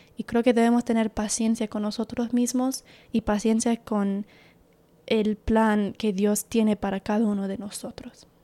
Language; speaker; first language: Spanish; early bilingual, heritage; Spanish